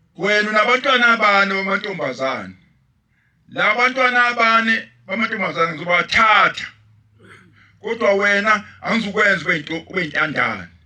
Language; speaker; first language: Zulu; native; Zulu